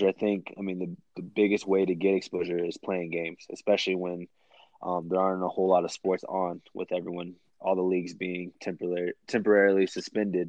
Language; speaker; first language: English; native; English